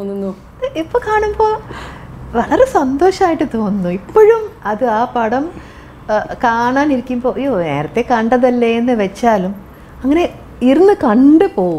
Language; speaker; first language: Malayalam; non-native, fluent; Tamil